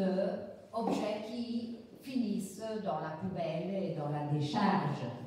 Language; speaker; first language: French; non-native, fluent; Italian